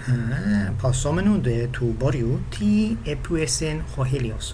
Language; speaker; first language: Greek; non-native, fluent; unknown